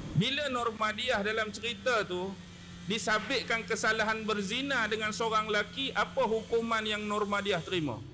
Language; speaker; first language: Malay; native; Malay